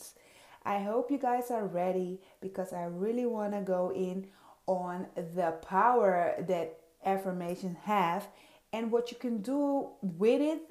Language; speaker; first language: English; non-native, fluent; Dutch